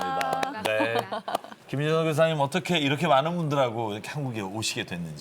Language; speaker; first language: Korean; native; Korean